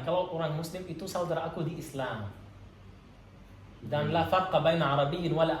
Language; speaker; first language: Indonesian; non-native, learner; Arabic